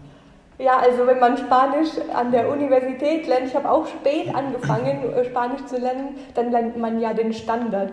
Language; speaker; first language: German; native; German